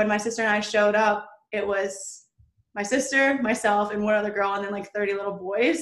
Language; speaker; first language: English; native; English